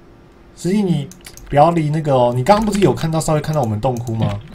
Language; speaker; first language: Chinese; native; Chinese